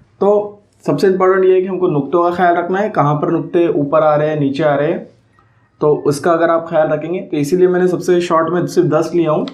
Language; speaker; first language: Hindi; non-native, local second language; Urdu